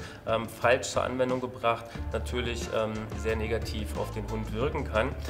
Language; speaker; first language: German; native; German